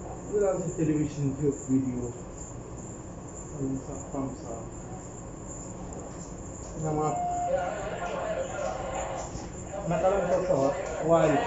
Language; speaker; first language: Arabic; non-native, learner; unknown